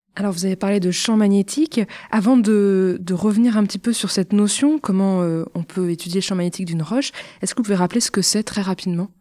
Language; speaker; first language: French; native; French